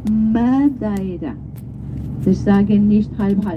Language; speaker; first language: German; non-native, fluent; Portuguese